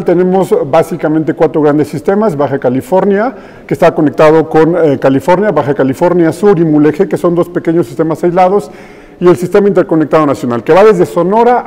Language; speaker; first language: Spanish; native; Spanish